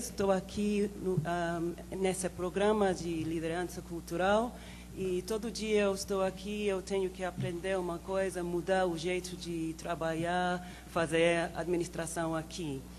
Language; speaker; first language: Portuguese; non-native, learner; English